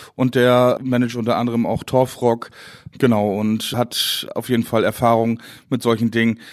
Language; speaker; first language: German; non-native, local second language; Low German